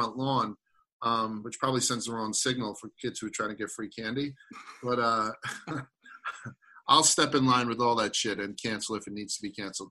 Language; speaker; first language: English; native; English